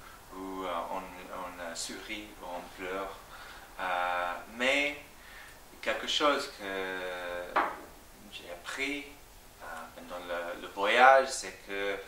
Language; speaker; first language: French; non-native, fluent; English